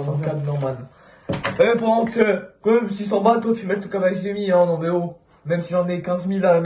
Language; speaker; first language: French; native; French